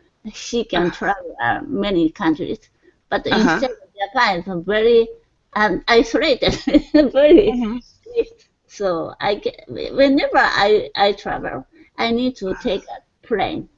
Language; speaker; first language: English; non-native, learner; Japanese